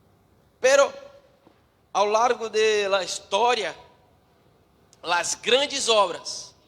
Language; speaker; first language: Spanish; non-native, learner; Portuguese